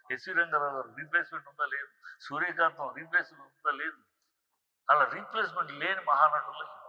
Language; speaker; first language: Telugu; native; Telugu